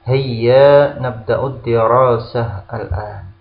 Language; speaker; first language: Arabic; non-native, fluent; Indonesian